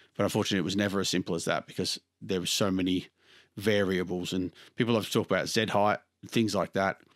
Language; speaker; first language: English; native; English